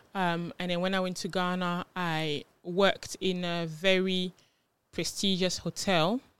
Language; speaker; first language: English; non-native, fluent; French